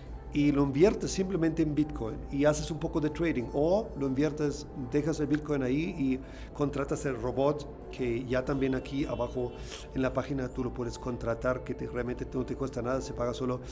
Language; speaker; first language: Spanish; non-native, fluent; German